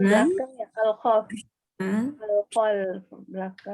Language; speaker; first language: Arabic; non-native, learner; Malay